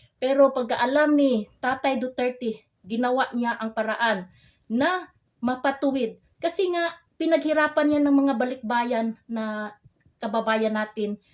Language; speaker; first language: Filipino; non-native, local second language; Cebuano